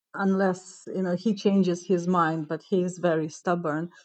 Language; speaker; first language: English; non-native, fluent; Ukrainian